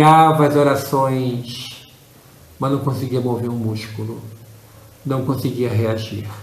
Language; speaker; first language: Portuguese; native; Portuguese